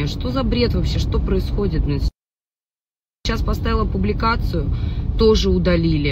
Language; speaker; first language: Russian; native; Russian